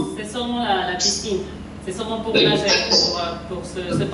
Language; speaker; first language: French; non-native, learner; Arabic